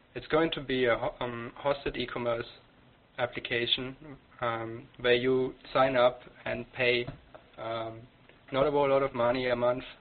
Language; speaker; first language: English; non-native, fluent; German